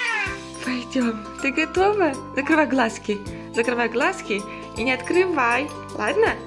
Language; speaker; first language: Russian; native; Russian